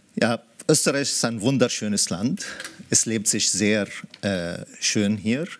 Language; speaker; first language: German; early bilingual, other home language; Arabic